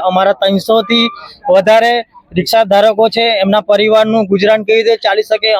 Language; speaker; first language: Gujarati; native; Gujarati